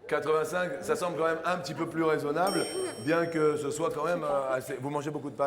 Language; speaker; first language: French; native; French